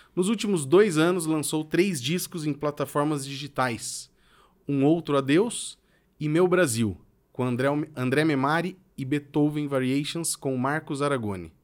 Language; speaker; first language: Portuguese; native; Portuguese